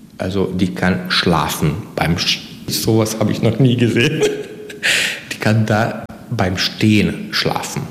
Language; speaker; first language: German; non-native, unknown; Hungarian